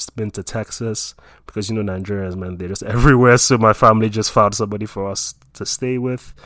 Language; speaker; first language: English; non-native, local second language; Yoruba